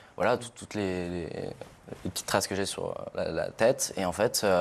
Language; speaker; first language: French; native; French